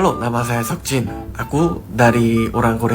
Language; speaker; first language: Indonesian; non-native, learner; Korean